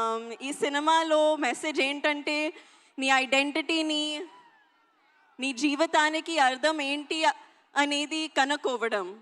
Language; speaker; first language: Telugu; non-native, learner; Hindi